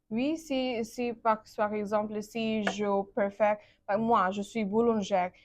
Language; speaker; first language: French; non-native, learner; Bangla